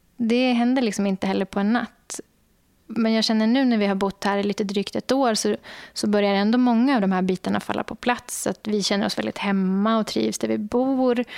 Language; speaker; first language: Swedish; native; Swedish